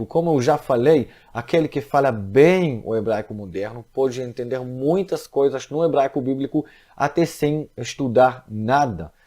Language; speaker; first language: Portuguese; non-native, fluent; Hebrew